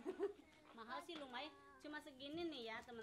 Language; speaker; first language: Indonesian; native; Indonesian